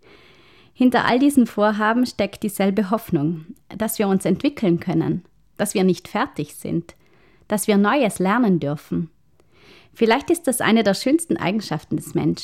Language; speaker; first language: German; native; German